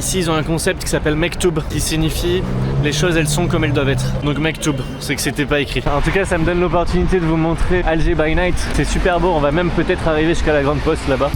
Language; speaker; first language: French; native; French